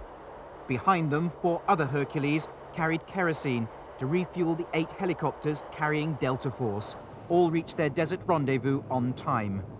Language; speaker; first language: English; native; English